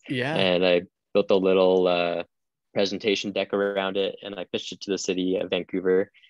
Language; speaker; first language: English; native; English